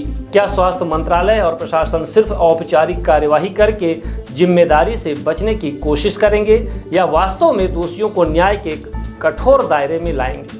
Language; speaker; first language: Hindi; native; Hindi